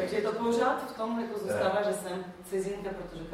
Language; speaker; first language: Czech; non-native, learner; English